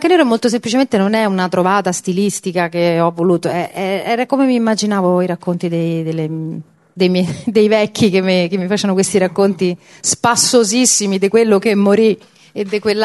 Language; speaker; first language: Italian; native; Italian